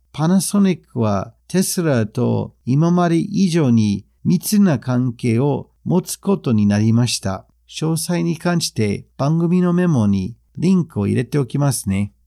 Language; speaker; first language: Japanese; non-native, fluent; English